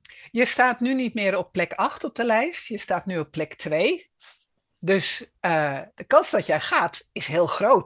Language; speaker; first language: Dutch; native; Dutch